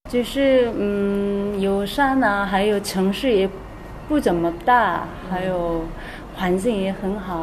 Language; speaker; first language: Chinese; non-native, learner; Korean